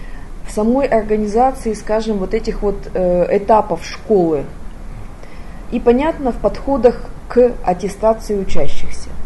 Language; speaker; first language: Russian; native; Russian